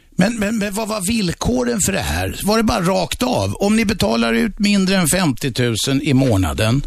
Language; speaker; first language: Swedish; native; Swedish